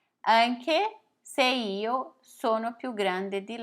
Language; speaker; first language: Italian; non-native, fluent; Portuguese